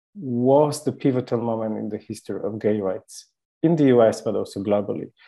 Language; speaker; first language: English; non-native, fluent; Polish